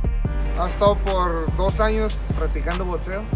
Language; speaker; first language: Spanish; early bilingual, heritage; Spanish